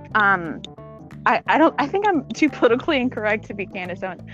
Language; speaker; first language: English; native; English